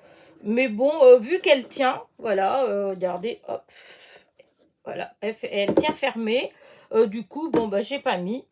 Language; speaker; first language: French; native; French